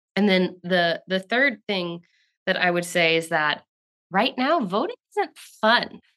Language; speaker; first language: English; native; English